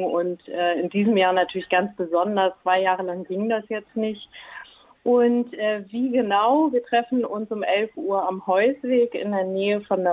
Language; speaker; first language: German; native; German